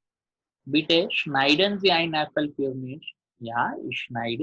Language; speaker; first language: German; non-native, learner; Gujarati